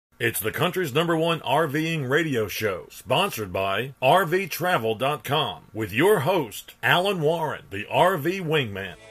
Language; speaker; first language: English; native; English